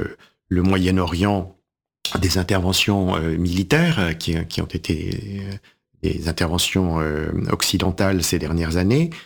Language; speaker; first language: French; native; French